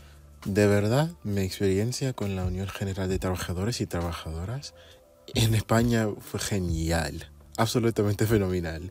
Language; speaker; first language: Spanish; non-native, fluent; English